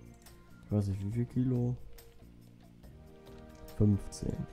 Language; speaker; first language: German; native; German